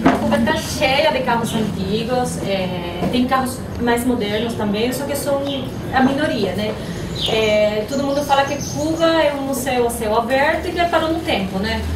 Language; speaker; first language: Portuguese; non-native, fluent; Spanish